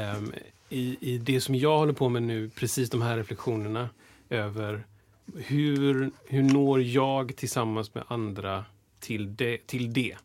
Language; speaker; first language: Swedish; early bilingual, other home language; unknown